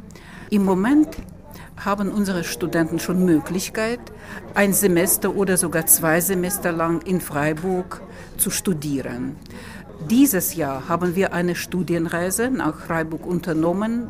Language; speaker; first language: German; non-native, fluent; Russian